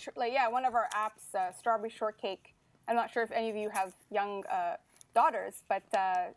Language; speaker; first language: English; native; English